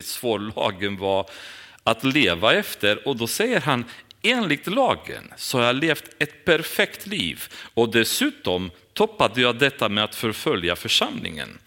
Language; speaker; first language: Swedish; non-native, fluent; Romanian